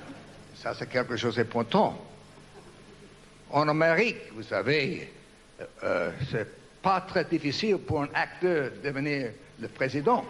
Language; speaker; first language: French; non-native, learner; English